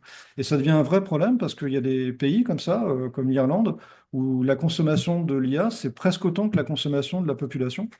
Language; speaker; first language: French; native; French